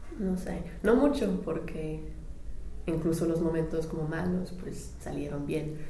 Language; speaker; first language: Spanish; non-native, fluent; English